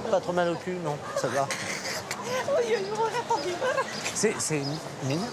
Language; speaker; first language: French; native; French